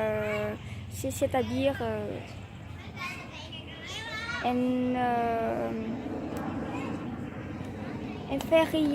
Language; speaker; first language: French; non-native, learner; Vietnamese